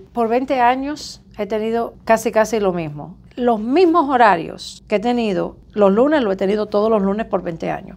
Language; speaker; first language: Spanish; native; Spanish